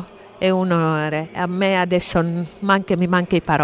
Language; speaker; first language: Italian; non-native, fluent; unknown